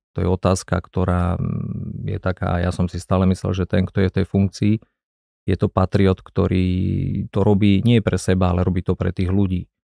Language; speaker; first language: Slovak; native; Slovak